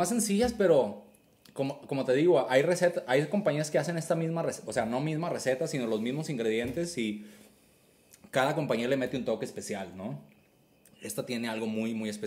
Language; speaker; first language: Spanish; native; Spanish